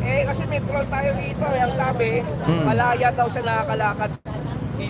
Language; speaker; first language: Filipino; native; Filipino